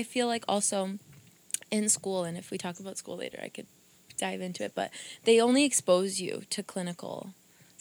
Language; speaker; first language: English; early bilingual, other home language; Portuguese